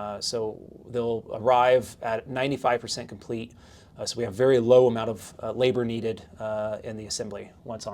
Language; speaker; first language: English; native; English